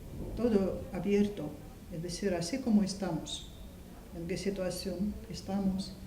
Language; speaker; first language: Spanish; non-native, fluent; Russian